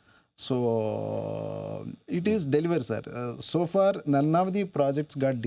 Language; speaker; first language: English; non-native, local second language; Telugu